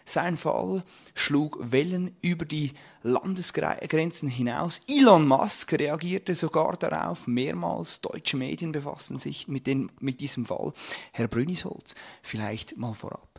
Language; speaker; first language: German; native; German